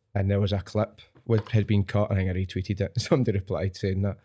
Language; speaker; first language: English; native; English